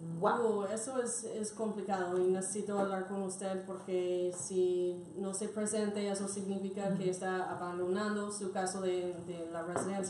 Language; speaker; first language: Spanish; non-native, fluent; English